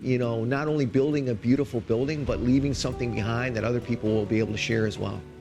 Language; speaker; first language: English; native; English